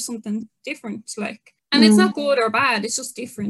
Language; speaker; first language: English; native; English